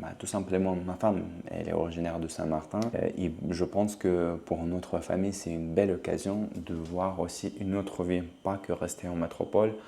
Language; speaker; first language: French; non-native, fluent; Ukrainian